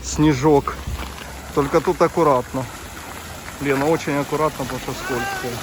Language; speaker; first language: Russian; non-native, local second language; Ukrainian